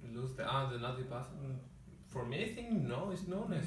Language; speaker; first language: English; non-native, learner; Spanish